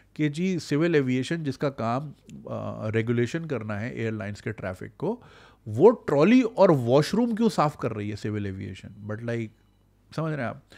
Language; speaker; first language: Urdu; native; Urdu